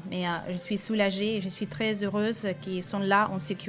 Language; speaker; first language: French; non-native, fluent; Russian